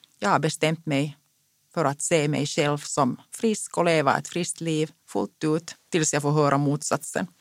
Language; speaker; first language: Swedish; non-native, local second language; Finnish